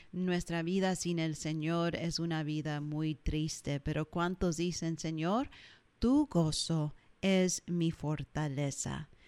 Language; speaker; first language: Spanish; early bilingual, heritage; English